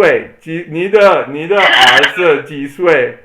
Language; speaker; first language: Chinese; non-native, learner; English